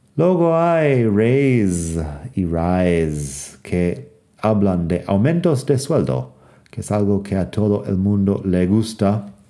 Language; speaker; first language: Spanish; non-native, fluent; English